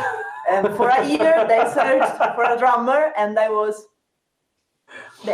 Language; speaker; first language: English; non-native, fluent; Italian